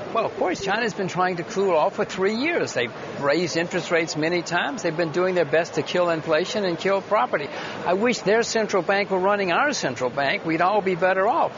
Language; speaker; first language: English; native; English